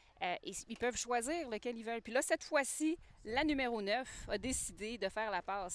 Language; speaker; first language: French; native; French